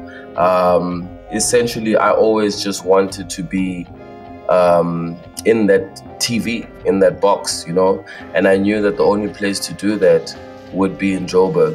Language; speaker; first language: English; non-native, local second language; Xhosa